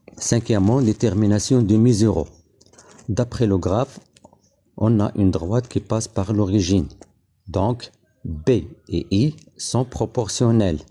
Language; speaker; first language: French; non-native, local second language; Arabic